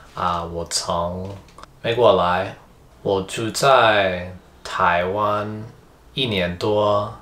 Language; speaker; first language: Chinese; non-native, learner; English